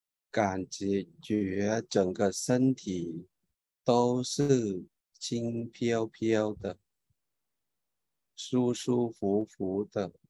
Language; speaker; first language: Chinese; non-native, fluent; Thai